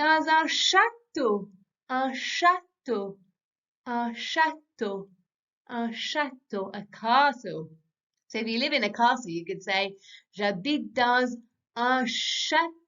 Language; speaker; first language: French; non-native, fluent; English